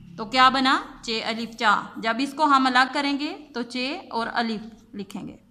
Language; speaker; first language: Urdu; native; Urdu